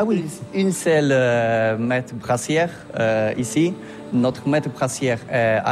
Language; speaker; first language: French; non-native, learner; Polish